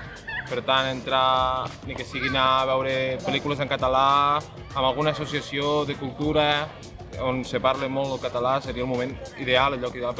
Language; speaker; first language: Catalan; non-native, local second language; Spanish